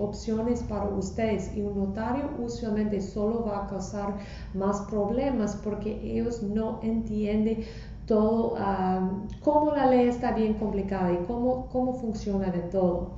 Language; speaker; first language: Spanish; non-native, fluent; English